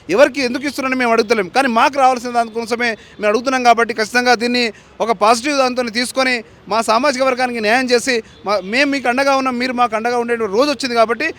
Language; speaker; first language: Telugu; non-native, local second language; Lambadi